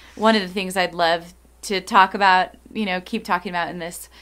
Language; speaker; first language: English; native; English